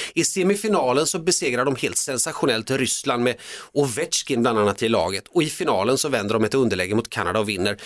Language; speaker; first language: Swedish; early bilingual, other home language; Finnish